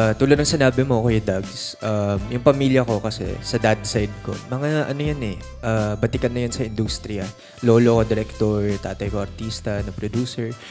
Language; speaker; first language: Filipino; non-native, local second language; English